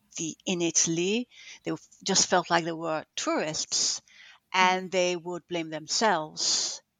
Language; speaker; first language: English; non-native, fluent; Italian